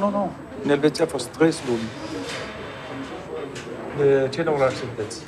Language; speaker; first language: Romanian; non-native, learner; French